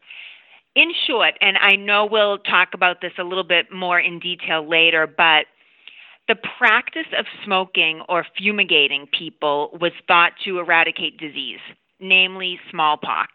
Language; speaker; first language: English; native; English